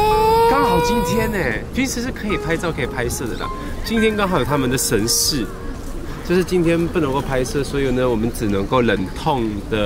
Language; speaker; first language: Chinese; native; Chinese